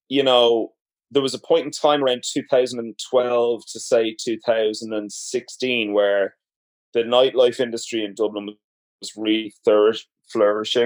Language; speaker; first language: English; native; English